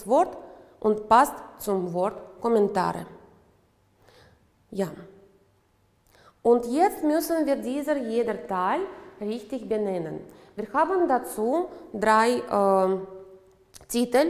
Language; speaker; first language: German; non-native, fluent; Uzbek